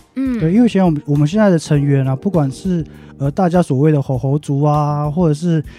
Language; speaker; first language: Chinese; native; Chinese